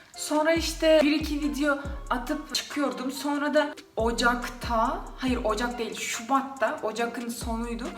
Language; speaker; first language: Turkish; non-native, fluent; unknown